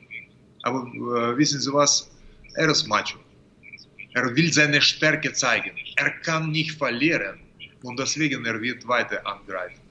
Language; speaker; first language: German; non-native, fluent; Russian